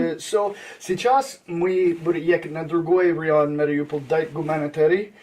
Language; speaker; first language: Russian; non-native, learner; English